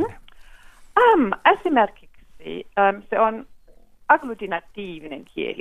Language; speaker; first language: Finnish; non-native, fluent; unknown